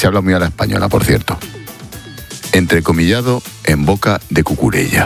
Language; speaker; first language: Spanish; native; Spanish